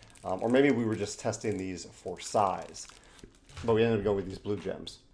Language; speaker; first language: English; native; English